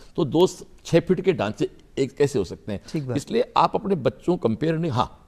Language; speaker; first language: Hindi; native; Hindi